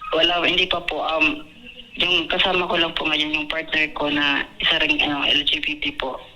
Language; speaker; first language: Filipino; non-native, local second language; Bikol